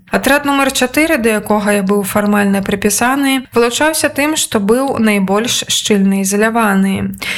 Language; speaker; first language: Belarusian; native; Belarusian